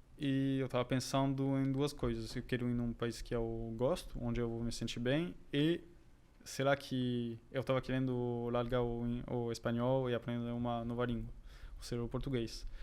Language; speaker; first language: Portuguese; non-native, fluent; French